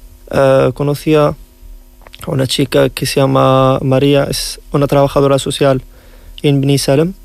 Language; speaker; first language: Spanish; non-native, learner; Riffian